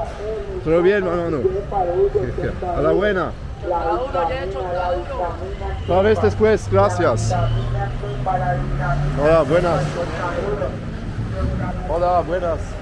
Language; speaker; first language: Spanish; non-native, learner; Luxembourgish